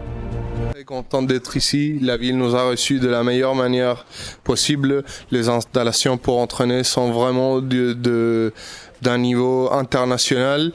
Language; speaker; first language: French; non-native, fluent; Spanish